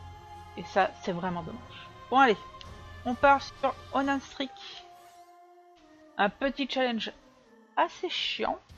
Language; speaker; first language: French; native; French